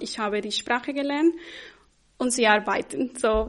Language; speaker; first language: German; non-native, fluent; Spanish